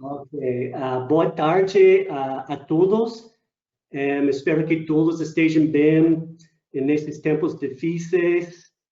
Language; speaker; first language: Portuguese; non-native, fluent; English